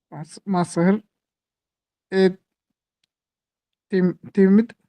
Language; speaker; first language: French; non-native, learner; Hindi